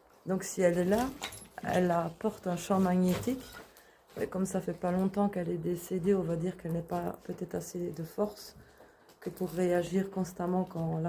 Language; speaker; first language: French; native; French